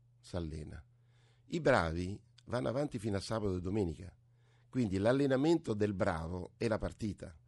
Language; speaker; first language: Italian; early bilingual, other home language; French